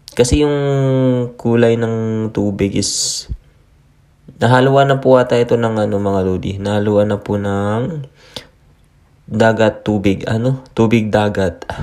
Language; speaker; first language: Filipino; native; Filipino